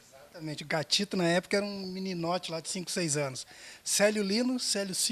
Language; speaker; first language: Portuguese; native; Portuguese